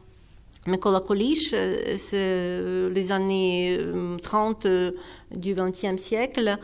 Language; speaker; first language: French; non-native, fluent; Ukrainian